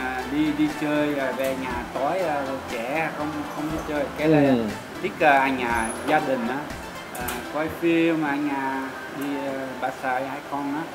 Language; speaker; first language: Vietnamese; non-native, learner; Portuguese